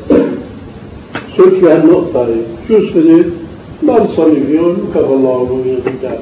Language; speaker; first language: Arabic; native; Arabic